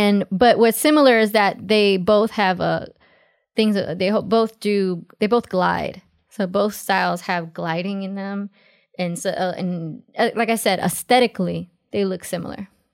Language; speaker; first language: English; early bilingual, other home language; Spanish